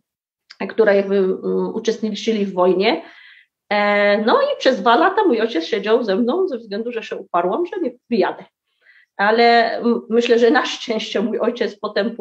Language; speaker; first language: Polish; early bilingual, heritage; Arabic